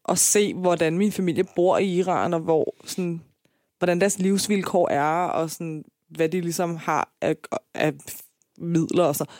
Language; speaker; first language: Danish; early bilingual, other home language; Persian